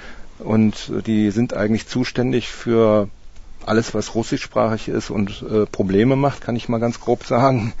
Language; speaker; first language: German; native; German